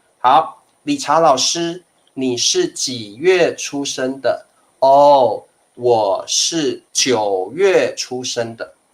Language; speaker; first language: Chinese; native; Chinese